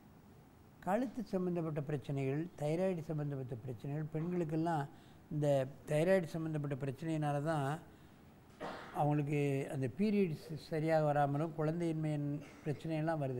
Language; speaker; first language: Tamil; native; Tamil